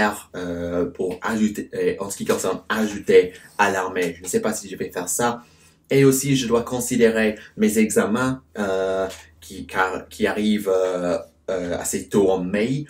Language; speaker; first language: French; non-native, fluent; English